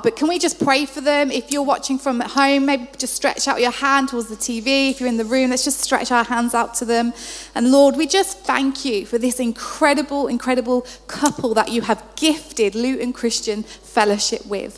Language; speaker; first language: English; non-native, fluent; Arabic